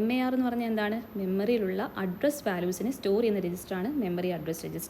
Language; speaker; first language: Malayalam; native; Malayalam